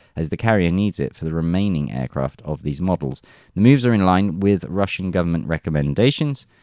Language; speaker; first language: English; native; English